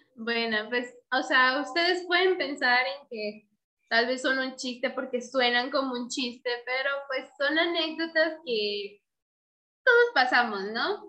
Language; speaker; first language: Spanish; native; Spanish